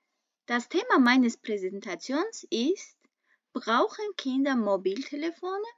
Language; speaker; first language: German; non-native, fluent; Armenian